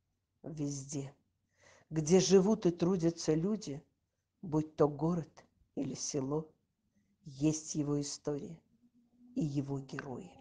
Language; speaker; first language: Russian; native; Russian